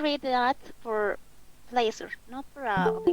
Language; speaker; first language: English; non-native, learner; Spanish